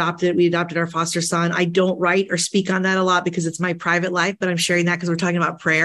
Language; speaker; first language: English; early bilingual, other home language; Spanish